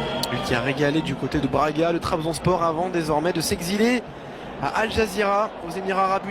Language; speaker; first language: French; native; French